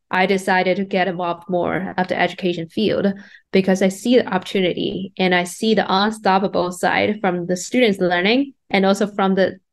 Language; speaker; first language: English; non-native, fluent; Chinese